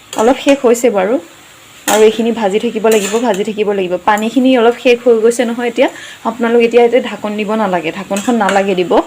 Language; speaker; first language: Assamese; non-native, local second language; Bodo